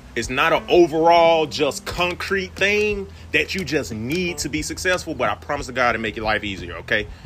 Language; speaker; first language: English; native; English